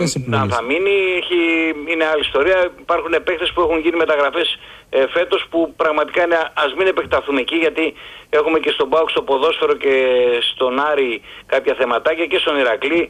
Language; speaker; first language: Greek; native; Greek